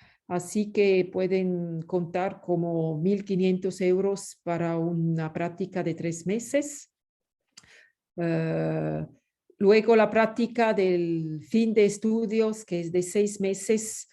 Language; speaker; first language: Spanish; non-native, fluent; French